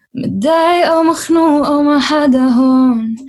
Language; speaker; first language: Arabic; native; Arabic